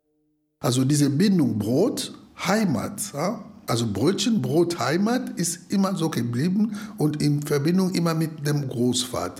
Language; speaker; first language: German; non-native, fluent; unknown